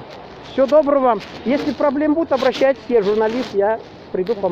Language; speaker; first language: Russian; native; Russian